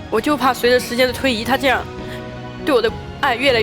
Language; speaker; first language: Chinese; native; Chinese